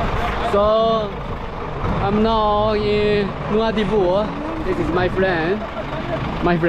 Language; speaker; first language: English; non-native, fluent; Chinese